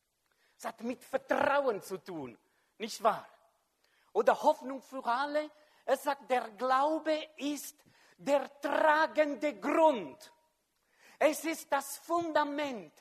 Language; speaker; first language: German; non-native, fluent; French